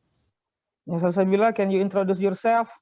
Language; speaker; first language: English; non-native, fluent; Indonesian